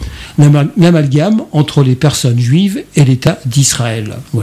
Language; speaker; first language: French; native; French